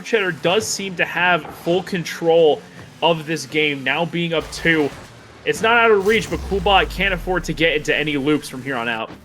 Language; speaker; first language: English; native; English